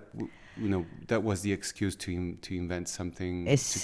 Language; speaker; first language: English; non-native, fluent; Italian